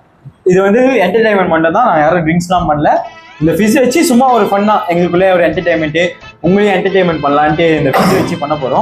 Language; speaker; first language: Tamil; native; Tamil